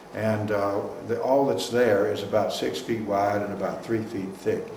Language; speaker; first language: English; native; English